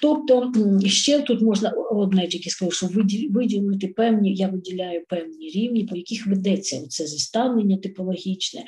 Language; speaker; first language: Ukrainian; native; Ukrainian